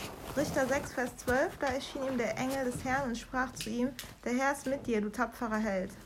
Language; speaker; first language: German; native; German